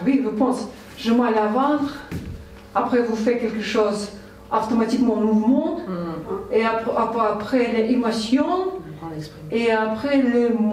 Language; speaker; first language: French; non-native, learner; Russian